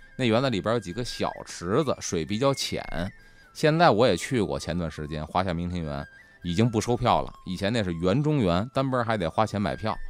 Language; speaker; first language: Chinese; native; Chinese